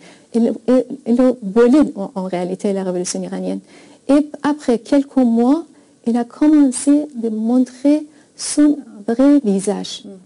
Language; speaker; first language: French; non-native, fluent; Persian